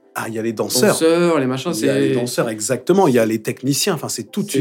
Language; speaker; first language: French; native; French